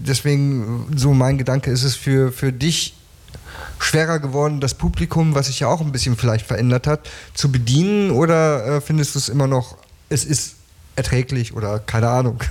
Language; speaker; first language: German; native; German